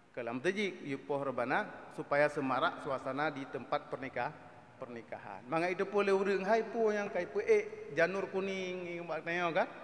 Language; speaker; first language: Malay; non-native, local second language; Achinese